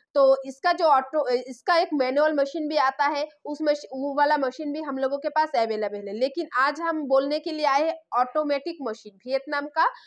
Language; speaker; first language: Hindi; non-native, local second language; Bangla